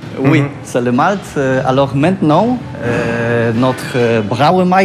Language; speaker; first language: French; non-native, learner; Polish